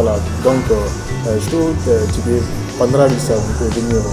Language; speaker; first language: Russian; non-native, learner; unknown